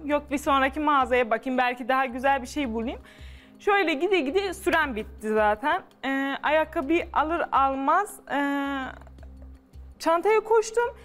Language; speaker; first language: Turkish; non-native, fluent; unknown